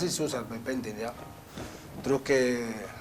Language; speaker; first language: Indonesian; non-native, learner; Spanish